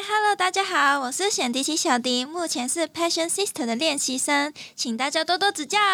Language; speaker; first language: Chinese; non-native, local second language; Cantonese